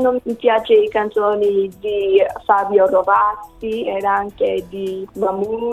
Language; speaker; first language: Italian; non-native, learner; English